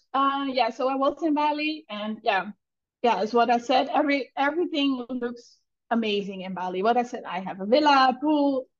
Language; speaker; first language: English; non-native, fluent; Dutch